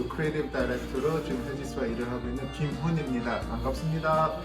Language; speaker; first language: Korean; native; Korean